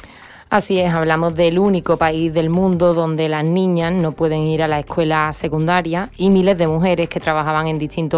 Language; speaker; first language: Spanish; native; Spanish